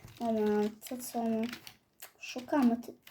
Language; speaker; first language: Polish; native; Polish